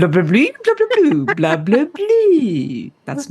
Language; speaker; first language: English; non-native, fluent; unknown